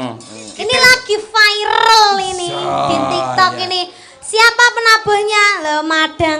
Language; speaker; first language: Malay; non-native, local second language; Javanese